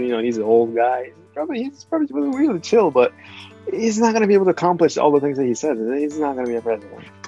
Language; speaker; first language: English; non-native, fluent; Japanese